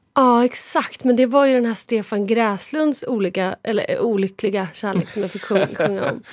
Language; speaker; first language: Swedish; native; Swedish